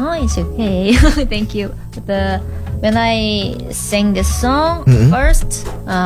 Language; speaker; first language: English; non-native, learner; Korean